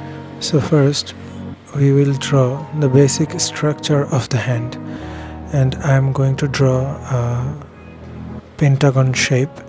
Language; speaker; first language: English; non-native, fluent; Bangla